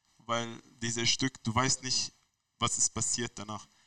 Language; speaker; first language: German; non-native, learner; Arabic